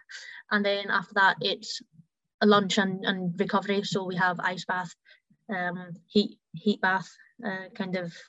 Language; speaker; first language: English; early bilingual, heritage; German